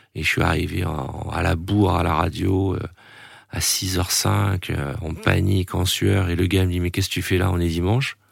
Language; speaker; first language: French; native; French